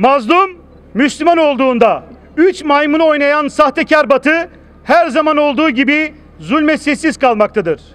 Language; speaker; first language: Turkish; native; Turkish